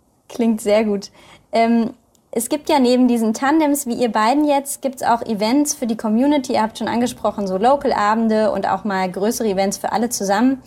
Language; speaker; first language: German; native; German